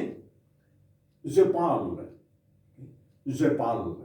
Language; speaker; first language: French; non-native, fluent; Indonesian